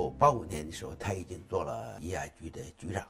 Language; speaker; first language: Chinese; native; Chinese